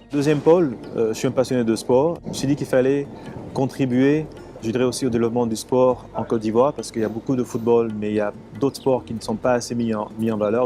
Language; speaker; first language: French; early bilingual, other home language; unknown